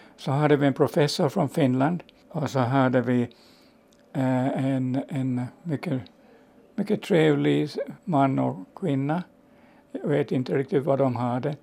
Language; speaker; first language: Swedish; native; Swedish